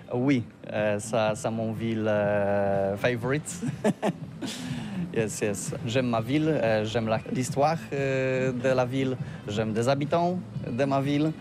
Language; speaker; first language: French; non-native, learner; Polish